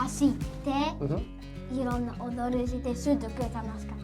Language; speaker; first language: Japanese; early bilingual, heritage; Japanese